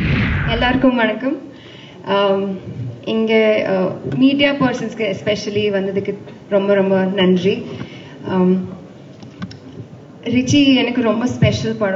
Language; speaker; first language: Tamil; non-native, learner; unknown